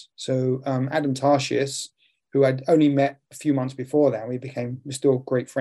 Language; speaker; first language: English; native; English